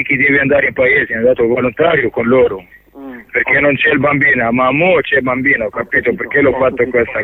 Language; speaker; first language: Italian; non-native, learner; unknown